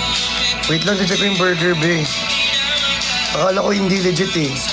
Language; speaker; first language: Filipino; native; Filipino